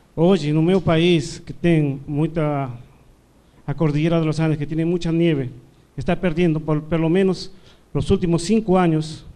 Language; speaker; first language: Portuguese; non-native, learner; Spanish